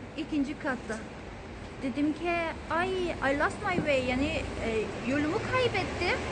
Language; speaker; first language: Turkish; non-native, fluent; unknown